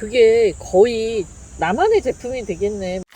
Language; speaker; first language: Korean; native; Korean